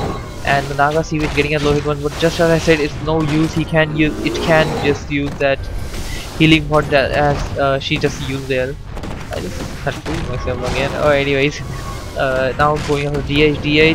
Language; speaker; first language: English; non-native, fluent; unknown